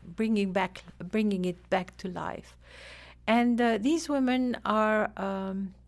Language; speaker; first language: English; non-native, fluent; Arabic